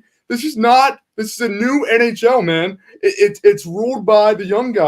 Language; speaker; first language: English; native; English